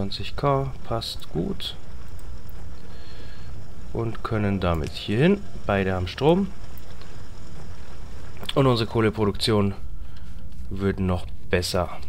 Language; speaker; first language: German; native; German